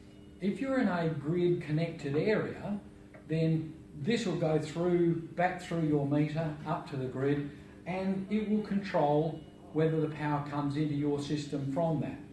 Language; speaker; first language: English; native; English